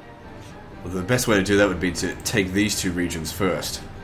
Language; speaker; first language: English; native; English